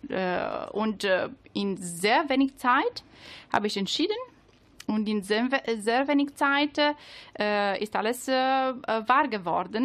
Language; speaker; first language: German; non-native, learner; Italian